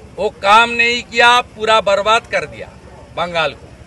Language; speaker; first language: Hindi; non-native, local second language; Bangla